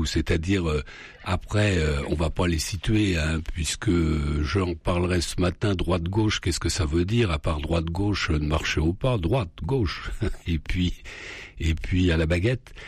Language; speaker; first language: French; native; French